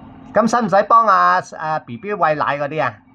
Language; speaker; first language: Cantonese; native; Cantonese